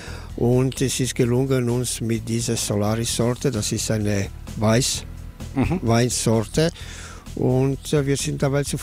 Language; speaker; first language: German; non-native, learner; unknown